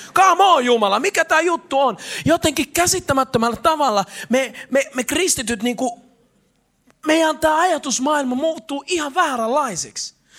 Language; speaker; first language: Finnish; native; Finnish